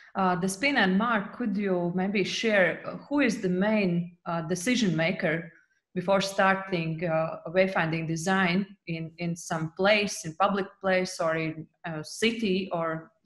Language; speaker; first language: English; non-native, fluent; Latvian